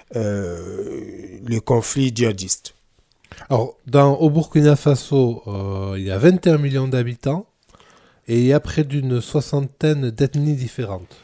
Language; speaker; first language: French; non-native, local second language; Mossi